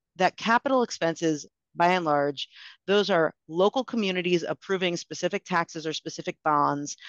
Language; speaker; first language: English; native; English